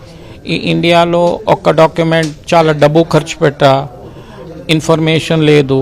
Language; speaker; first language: Telugu; early bilingual, heritage; Telugu